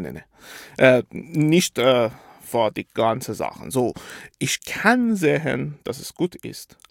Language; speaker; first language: German; non-native, fluent; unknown